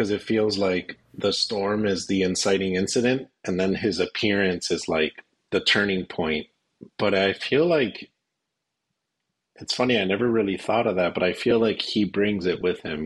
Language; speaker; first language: English; native; English